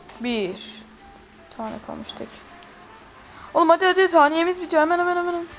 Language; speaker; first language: Turkish; native; Turkish